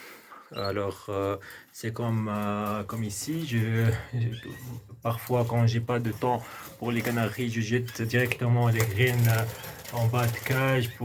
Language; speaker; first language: French; non-native, local second language; Arabic